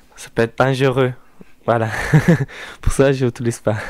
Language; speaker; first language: French; non-native, fluent; Turkish